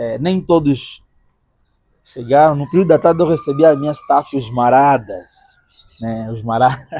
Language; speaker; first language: Portuguese; native; Portuguese